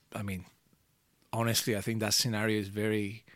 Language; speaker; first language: English; early bilingual, other home language; Portuguese